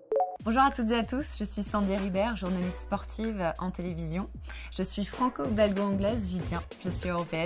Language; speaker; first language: French; native; French